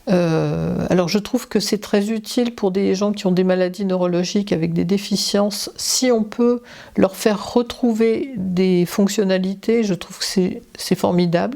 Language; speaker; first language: French; native; French